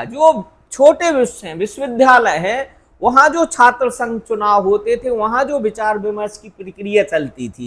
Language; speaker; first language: Hindi; native; Hindi